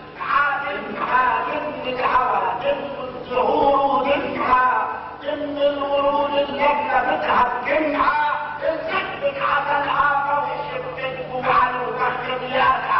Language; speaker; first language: Arabic; native; Arabic